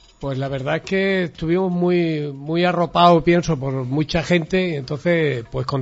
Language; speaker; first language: Spanish; native; Spanish